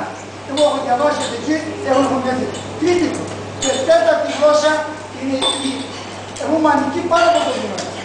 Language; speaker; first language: Greek; non-native, local second language; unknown